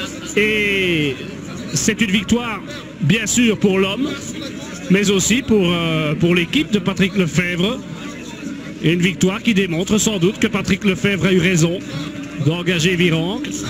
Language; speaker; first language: French; native; French